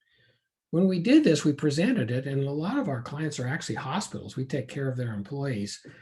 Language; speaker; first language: English; native; English